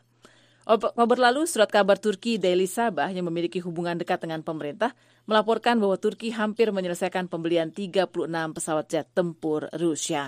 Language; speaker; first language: Indonesian; native; Indonesian